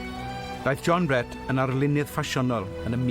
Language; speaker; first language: Welsh; native; Welsh